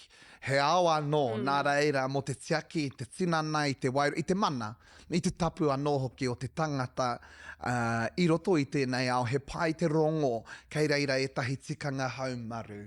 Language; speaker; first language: Māori; non-native, local second language; English